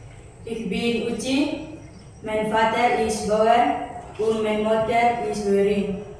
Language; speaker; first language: German; non-native, learner; Indonesian